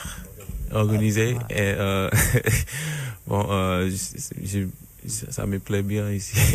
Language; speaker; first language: French; non-native, learner; English